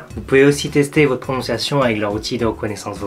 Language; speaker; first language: French; native; French